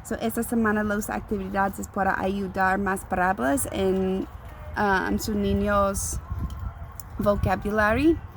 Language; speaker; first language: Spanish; non-native, learner; English